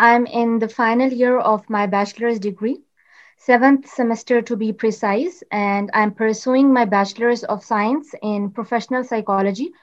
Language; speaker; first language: English; non-native, local second language; Urdu